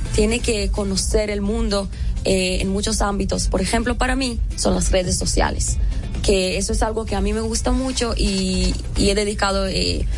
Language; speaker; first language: Spanish; non-native, fluent; Hebrew